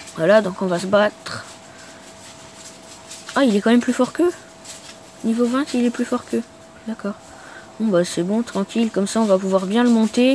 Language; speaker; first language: French; native; French